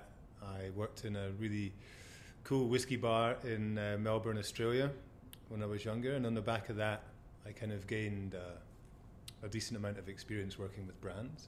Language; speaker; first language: English; native; English